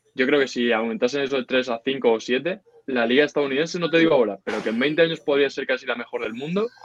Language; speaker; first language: Spanish; native; Spanish